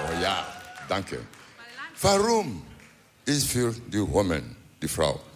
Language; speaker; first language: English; non-native, learner; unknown